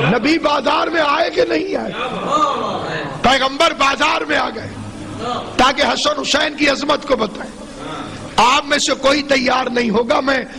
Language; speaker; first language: Urdu; non-native, local second language; Saraiki